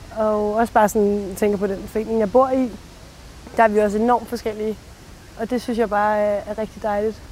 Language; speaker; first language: Danish; early bilingual, other home language; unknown